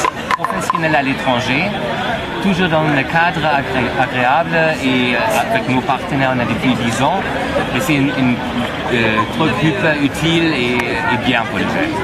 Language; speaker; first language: French; non-native, fluent; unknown